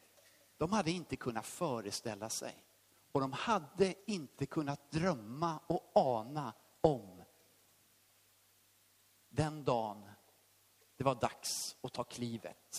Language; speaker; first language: Swedish; native; Swedish